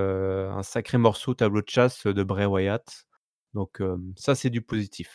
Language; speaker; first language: French; native; French